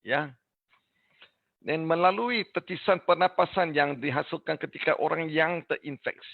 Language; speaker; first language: Indonesian; non-native, learner; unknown